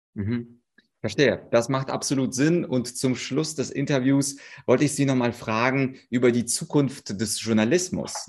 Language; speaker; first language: German; early bilingual, other home language; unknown